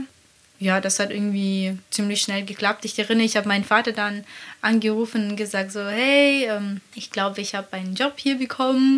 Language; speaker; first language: German; non-native, fluent; Latvian